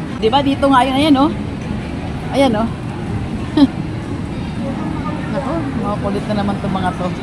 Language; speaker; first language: Filipino; native; Filipino